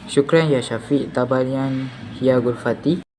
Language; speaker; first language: Arabic; non-native, learner; Malay